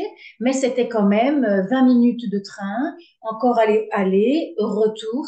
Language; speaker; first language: French; native; French